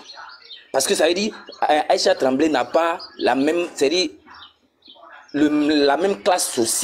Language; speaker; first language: French; non-native, local second language; Dyula